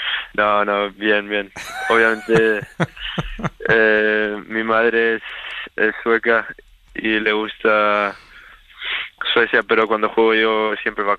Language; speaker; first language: Spanish; early bilingual, other home language; Swedish